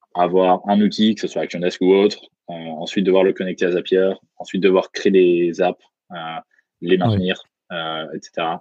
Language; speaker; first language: French; native; French